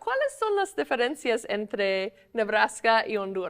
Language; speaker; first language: Spanish; non-native, fluent; English